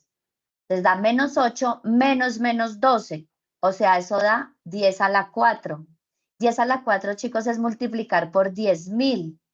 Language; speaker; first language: Spanish; native; Spanish